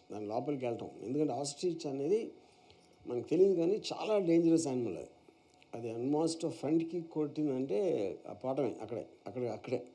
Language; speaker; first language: Telugu; native; Telugu